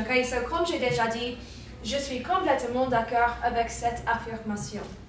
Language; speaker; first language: French; non-native, fluent; English